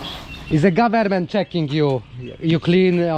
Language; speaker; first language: English; non-native, learner; Polish